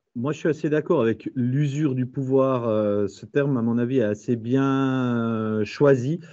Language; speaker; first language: French; native; French